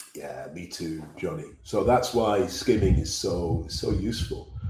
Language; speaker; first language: English; native; English